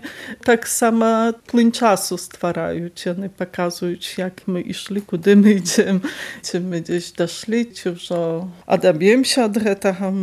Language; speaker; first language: Polish; non-native, local second language; Belarusian